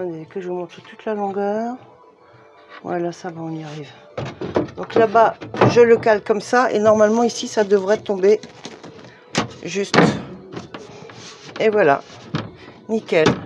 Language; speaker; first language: French; native; French